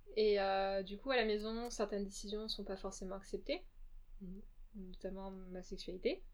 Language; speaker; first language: French; early bilingual, other home language; Portuguese